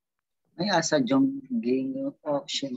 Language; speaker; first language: Japanese; non-native, learner; Filipino